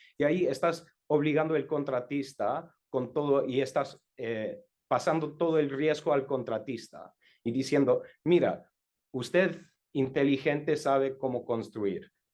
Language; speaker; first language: Spanish; non-native, learner; English